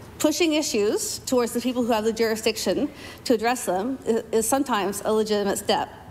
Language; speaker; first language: English; native; English